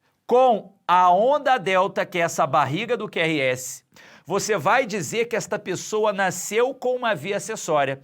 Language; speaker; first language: Portuguese; native; Portuguese